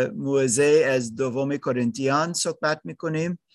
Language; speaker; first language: Persian; non-native, learner; German